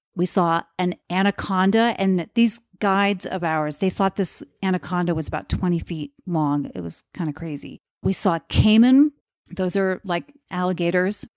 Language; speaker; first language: English; native; English